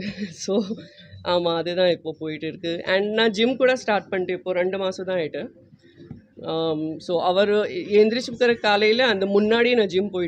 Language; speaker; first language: Tamil; non-native, fluent; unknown